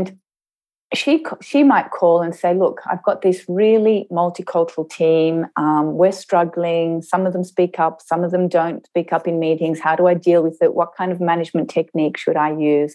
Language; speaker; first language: English; native; English